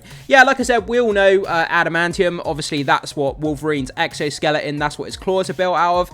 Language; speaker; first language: English; native; English